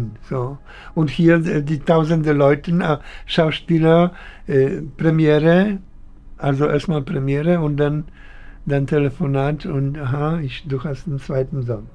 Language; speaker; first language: German; non-native, fluent; Polish